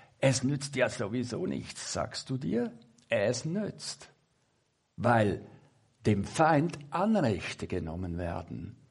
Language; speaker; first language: German; native; German